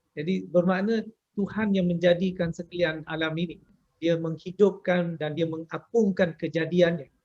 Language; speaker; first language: Malay; native; Malay